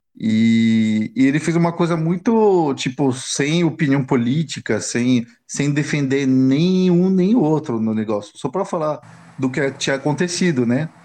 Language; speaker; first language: Portuguese; non-native, fluent; French